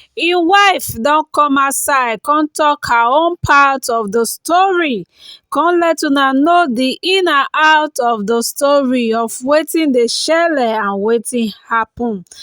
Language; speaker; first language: Nigerian Pidgin; native; Nigerian Pidgin